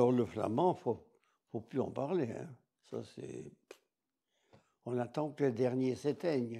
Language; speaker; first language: French; non-native, local second language; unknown